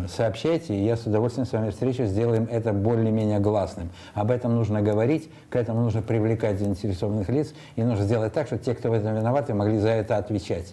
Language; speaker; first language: Russian; native; Russian